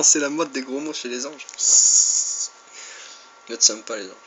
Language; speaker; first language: French; native; French